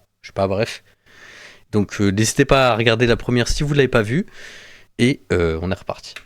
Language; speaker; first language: French; native; French